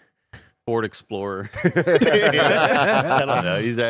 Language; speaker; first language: English; native; English